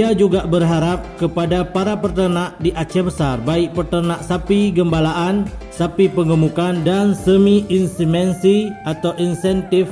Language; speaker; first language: Indonesian; native; Indonesian